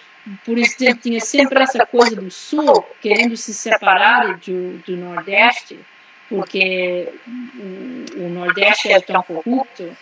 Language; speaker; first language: Portuguese; early bilingual, heritage; Portuguese